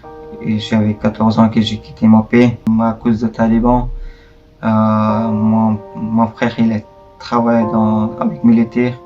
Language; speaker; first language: French; non-native, learner; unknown